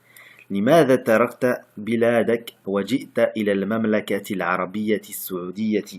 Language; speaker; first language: Arabic; non-native, fluent; French